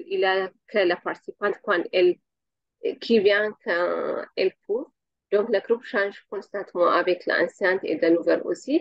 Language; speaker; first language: French; non-native, learner; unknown